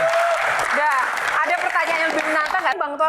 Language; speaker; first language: Indonesian; native; Indonesian